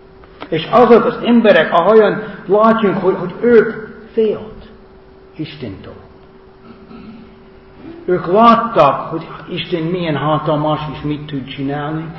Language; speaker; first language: Hungarian; non-native, fluent; English